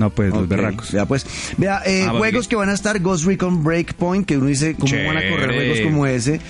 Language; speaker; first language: Spanish; native; Spanish